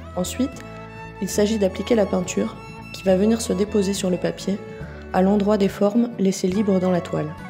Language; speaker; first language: French; native; French